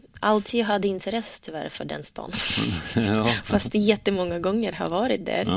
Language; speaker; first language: Swedish; non-native, learner; Russian